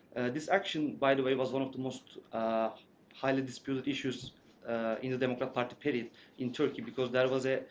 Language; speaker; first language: English; non-native, fluent; Turkish